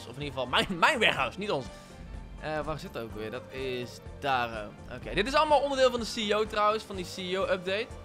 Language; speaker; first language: Dutch; native; Dutch